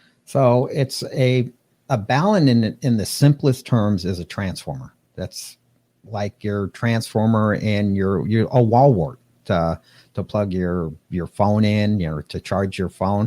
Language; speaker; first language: English; native; English